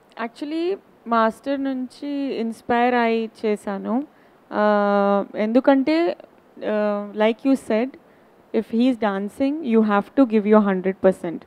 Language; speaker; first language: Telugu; non-native, learner; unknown